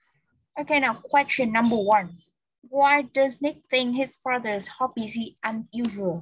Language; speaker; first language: English; non-native, fluent; Vietnamese